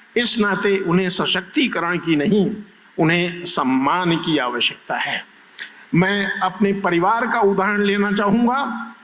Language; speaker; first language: Hindi; native; Hindi